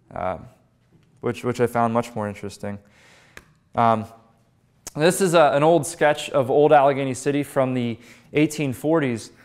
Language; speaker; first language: English; native; English